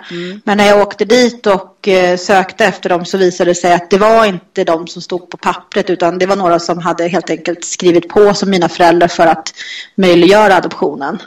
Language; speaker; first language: Swedish; native; Swedish